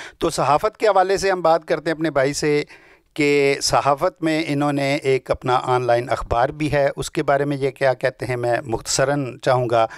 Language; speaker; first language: Urdu; non-native, local second language; Punjabi